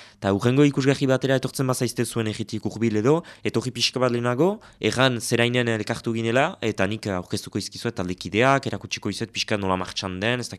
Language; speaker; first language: Basque; native; Basque